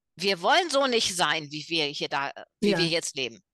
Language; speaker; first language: German; native; German